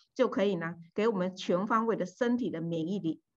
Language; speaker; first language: Chinese; native; Chinese